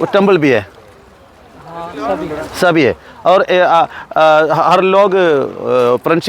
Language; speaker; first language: Hindi; non-native, local second language; Malayalam